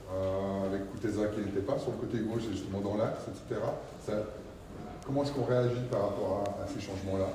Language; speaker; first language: French; native; French